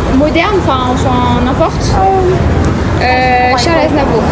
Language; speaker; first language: French; native; French